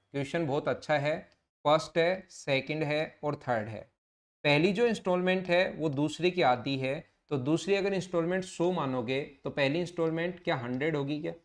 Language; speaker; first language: Hindi; native; Hindi